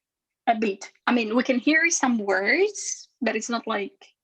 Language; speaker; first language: English; non-native, fluent; Russian